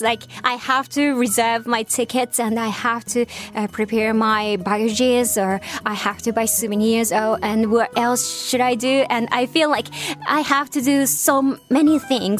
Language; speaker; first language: English; non-native, fluent; Japanese